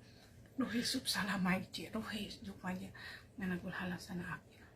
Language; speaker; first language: Arabic; non-native, learner; Amharic